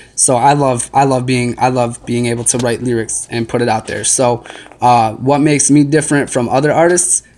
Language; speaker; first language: English; native; English